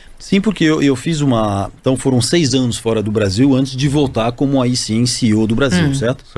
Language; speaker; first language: Portuguese; non-native, fluent; French